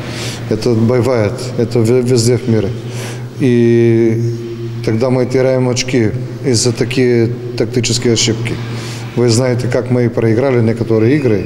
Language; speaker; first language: Russian; non-native, fluent; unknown